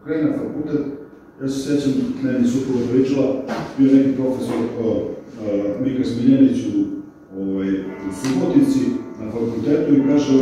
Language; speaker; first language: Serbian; early bilingual, heritage; Serbian